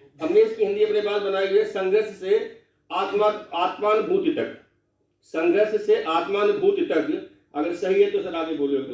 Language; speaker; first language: Hindi; non-native, local second language; Bhojpuri